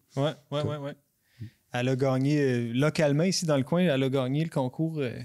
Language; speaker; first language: French; native; French